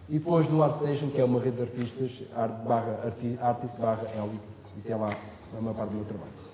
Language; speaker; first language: Portuguese; non-native, fluent; French